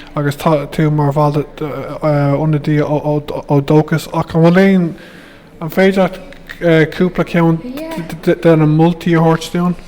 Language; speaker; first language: Irish; non-native, local second language; English